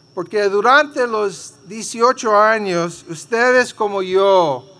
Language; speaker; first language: Spanish; early bilingual, heritage; Spanish